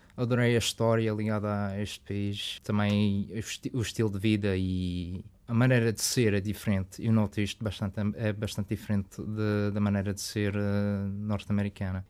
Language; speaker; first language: Portuguese; early bilingual, heritage; Portuguese